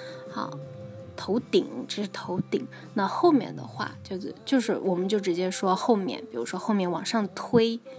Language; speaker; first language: Chinese; native; Chinese